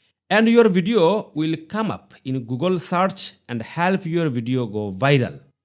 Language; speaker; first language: English; non-native, local second language; Bangla